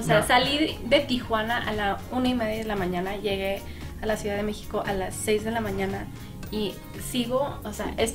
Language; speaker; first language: Spanish; native; Spanish